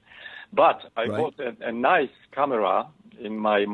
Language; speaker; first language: English; non-native, fluent; Polish